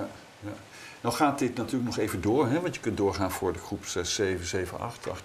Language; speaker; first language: Dutch; native; Dutch